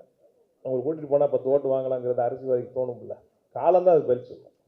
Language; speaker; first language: Tamil; native; Tamil